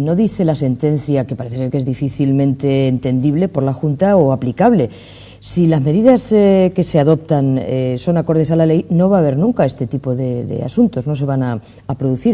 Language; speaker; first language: Spanish; native; Spanish